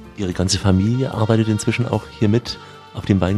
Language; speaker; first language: German; native; German